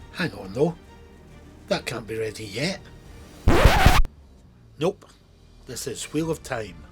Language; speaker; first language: English; native; English